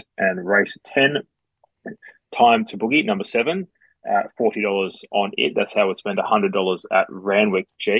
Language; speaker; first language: English; native; English